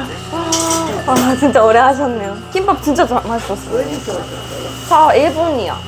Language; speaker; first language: Korean; non-native, fluent; Japanese